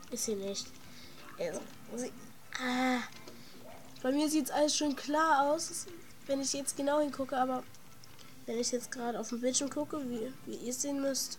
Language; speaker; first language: German; native; German